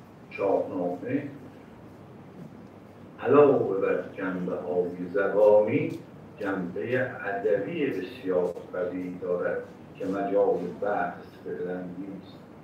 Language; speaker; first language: Persian; native; Persian